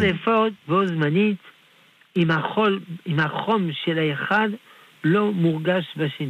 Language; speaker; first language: Hebrew; non-native, fluent; French